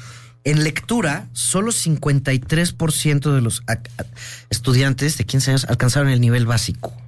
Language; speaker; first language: Spanish; native; Spanish